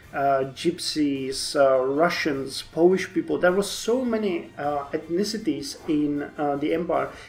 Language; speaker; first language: English; non-native, fluent; Czech